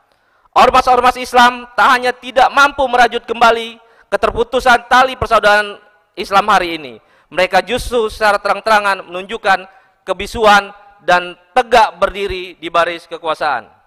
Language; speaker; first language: Indonesian; native; Indonesian